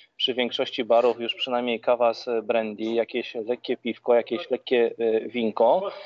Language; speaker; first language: Polish; native; Polish